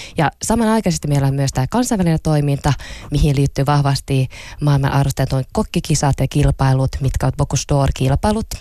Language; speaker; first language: Finnish; non-native, local second language; Swedish